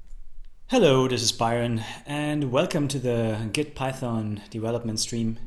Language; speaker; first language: English; non-native, fluent; German